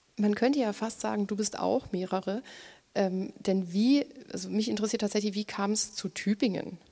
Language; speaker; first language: German; native; German